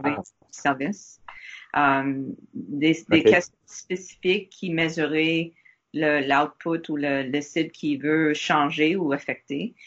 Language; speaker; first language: French; non-native, learner; English